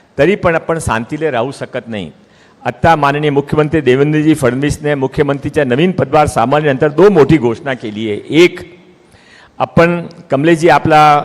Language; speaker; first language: Marathi; non-native, local second language; Hindi